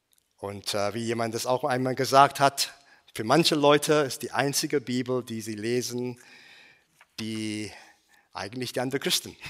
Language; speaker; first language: German; non-native, fluent; English